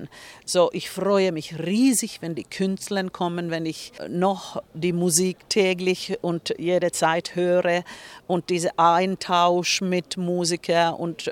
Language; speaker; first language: German; non-native, fluent; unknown